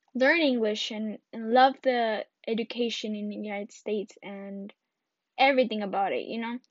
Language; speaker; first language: English; early bilingual, other home language; Spanish